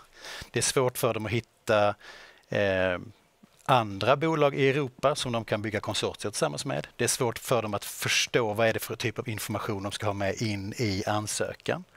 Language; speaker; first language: Swedish; native; Swedish